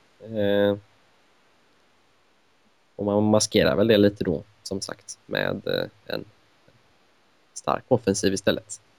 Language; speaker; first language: Swedish; native; Swedish